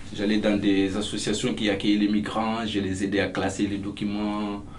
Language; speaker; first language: French; non-native, local second language; Fula